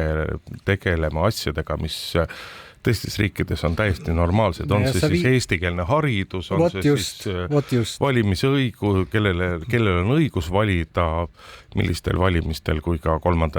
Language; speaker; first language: Estonian; native; Estonian